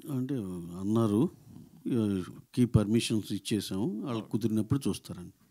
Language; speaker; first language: Telugu; native; Telugu